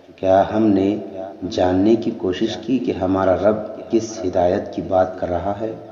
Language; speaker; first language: Urdu; native; Urdu